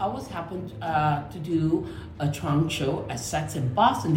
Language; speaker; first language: English; non-native, local second language; Min Nan Chinese